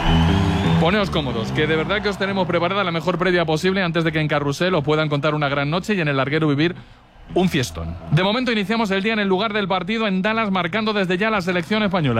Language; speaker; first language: Spanish; native; Spanish